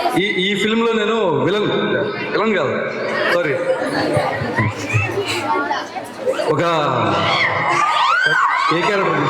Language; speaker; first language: Telugu; native; Telugu